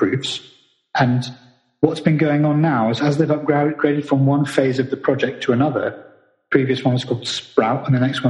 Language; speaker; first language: English; native; English